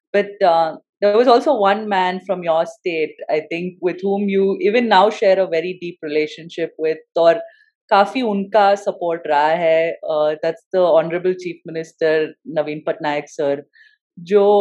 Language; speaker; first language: English; non-native, local second language; Hindi